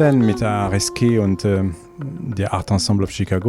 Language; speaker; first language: German; non-native, learner; French